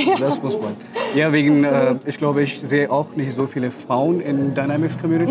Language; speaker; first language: German; non-native, learner; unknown